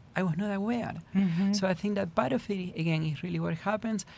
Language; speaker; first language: English; non-native, fluent; Spanish